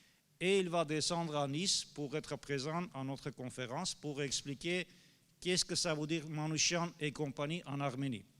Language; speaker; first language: French; non-native, fluent; Armenian